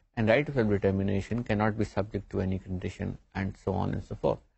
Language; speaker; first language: English; non-native, local second language; Urdu